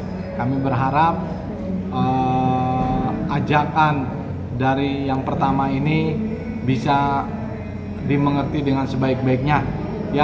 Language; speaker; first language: Indonesian; native; Indonesian